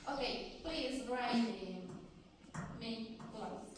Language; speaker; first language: English; non-native, learner; Spanish